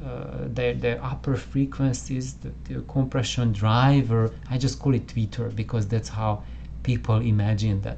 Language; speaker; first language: English; non-native, fluent; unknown